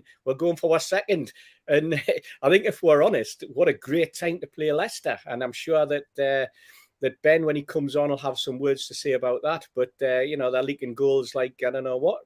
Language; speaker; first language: English; native; English